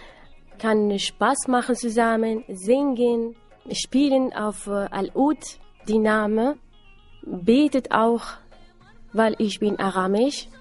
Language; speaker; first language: German; non-native, learner; Assyrian Neo-Aramaic